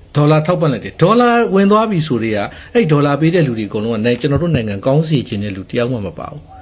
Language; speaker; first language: Burmese; native; Burmese